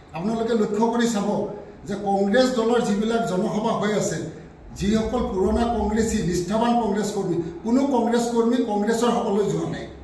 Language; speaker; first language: Assamese; native; Assamese